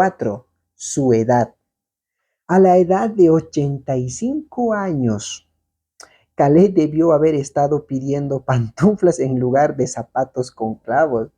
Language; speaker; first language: Spanish; native; Spanish